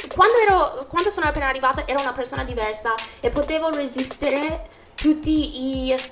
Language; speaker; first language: Italian; non-native, fluent; Jamaican Creole English